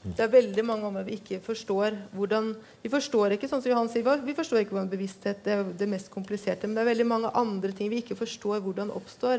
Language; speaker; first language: Norwegian; native; Norwegian